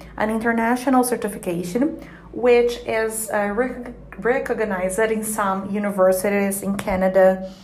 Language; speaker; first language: English; non-native, fluent; Portuguese